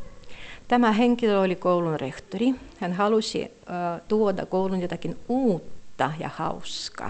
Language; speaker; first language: Finnish; non-native, fluent; Russian